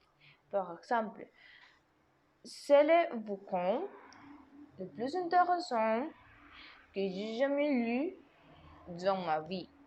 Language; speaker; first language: French; non-native, learner; Spanish